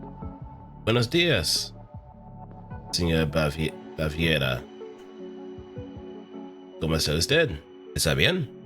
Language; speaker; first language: Spanish; non-native, learner; English